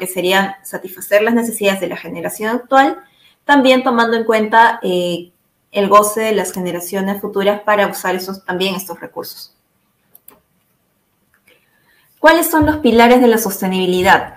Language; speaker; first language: Spanish; native; Spanish